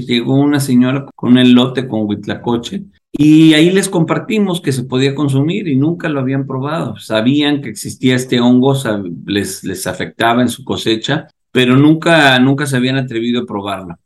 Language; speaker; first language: Spanish; native; Spanish